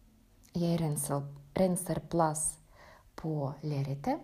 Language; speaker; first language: Norwegian; non-native, fluent; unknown